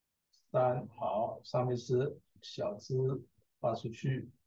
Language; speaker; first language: Chinese; native; Chinese